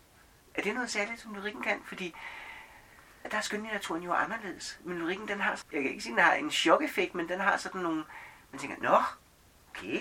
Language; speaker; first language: Danish; native; Danish